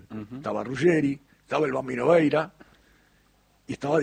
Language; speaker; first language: Spanish; native; Spanish